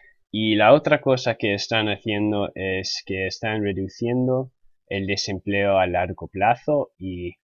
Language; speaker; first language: Spanish; non-native, fluent; English